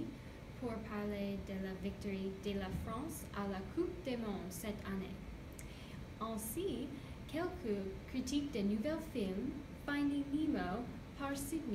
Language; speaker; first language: French; non-native, learner; English